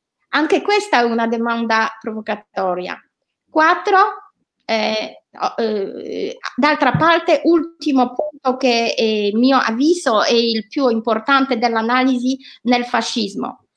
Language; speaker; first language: Italian; non-native, learner; Polish